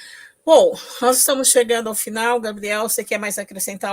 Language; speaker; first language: Portuguese; native; Portuguese